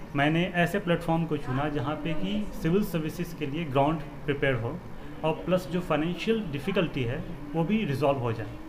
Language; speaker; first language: Hindi; native; Hindi